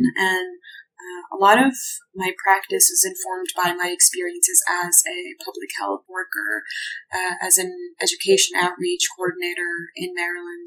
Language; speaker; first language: English; non-native, local second language; Urdu